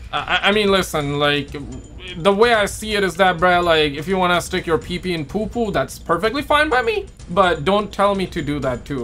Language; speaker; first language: English; native; English